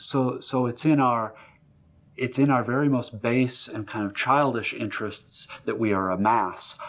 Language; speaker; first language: English; native; English